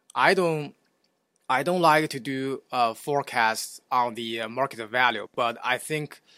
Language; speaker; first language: English; non-native, fluent; Chinese